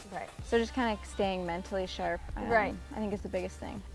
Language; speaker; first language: English; native; English